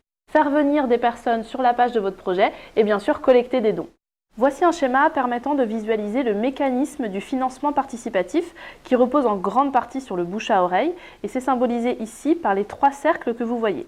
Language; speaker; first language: French; native; French